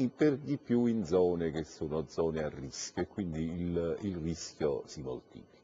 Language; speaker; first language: Italian; native; Italian